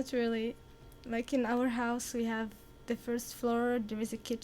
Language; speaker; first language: English; non-native, learner; Arabic